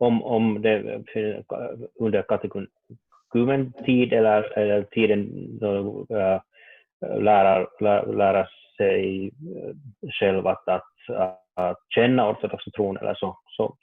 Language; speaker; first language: Swedish; non-native, learner; Finnish